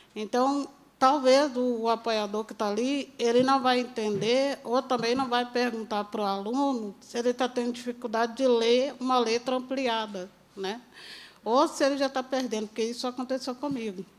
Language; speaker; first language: Portuguese; native; Portuguese